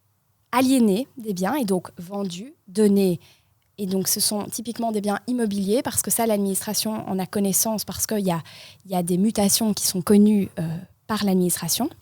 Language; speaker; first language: French; native; French